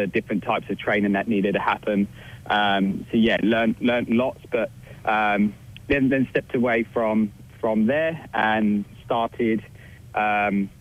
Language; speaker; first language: English; native; English